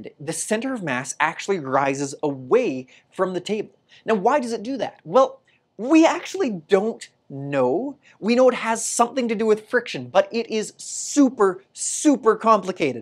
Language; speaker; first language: English; native; English